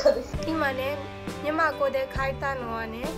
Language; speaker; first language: Japanese; non-native, learner; Burmese